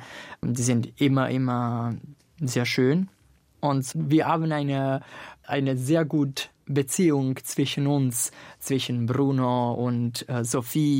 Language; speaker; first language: German; non-native, learner; Italian